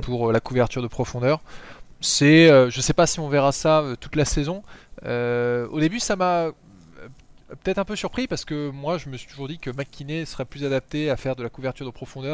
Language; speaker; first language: French; native; French